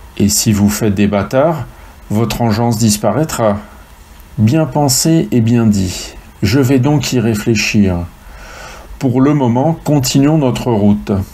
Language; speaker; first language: French; native; French